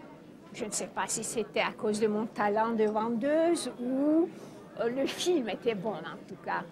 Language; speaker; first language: French; non-native, fluent; Turkish